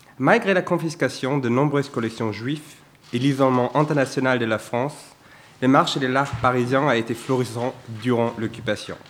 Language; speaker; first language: French; non-native, fluent; German